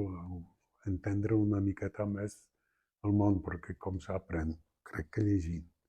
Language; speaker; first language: Catalan; non-native, fluent; Polish